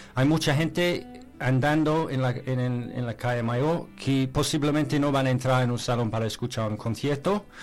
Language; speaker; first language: Spanish; non-native, learner; English